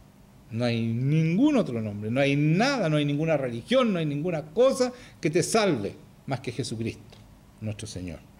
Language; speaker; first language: Spanish; native; Spanish